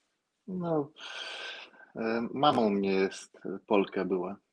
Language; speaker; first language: Polish; early bilingual, heritage; Russian